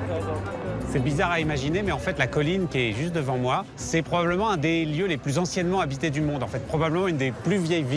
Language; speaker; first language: French; native; French